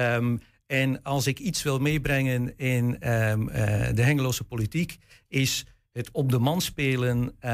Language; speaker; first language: Dutch; native; Dutch